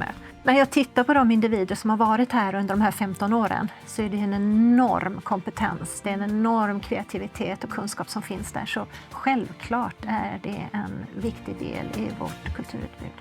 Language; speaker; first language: Swedish; native; Swedish